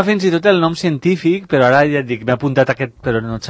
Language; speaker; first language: Catalan; native; Catalan